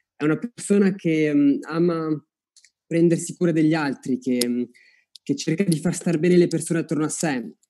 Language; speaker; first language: Italian; early bilingual, other home language; Arabic